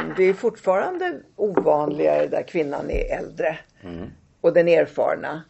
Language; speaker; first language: Swedish; early bilingual, other home language; Italian